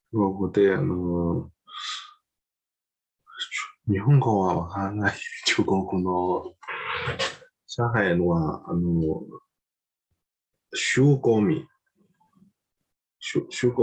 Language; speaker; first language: Japanese; non-native, learner; Chinese